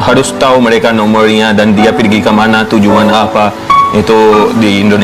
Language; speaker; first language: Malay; non-native, fluent; Hindi